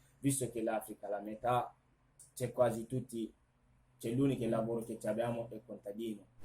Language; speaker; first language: Italian; non-native, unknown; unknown